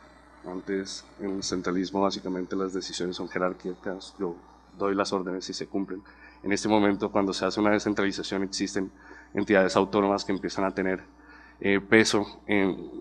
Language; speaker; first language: Spanish; native; Spanish